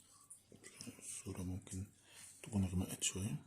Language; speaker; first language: Arabic; native; Arabic